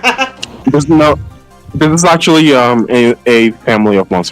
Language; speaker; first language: English; native; English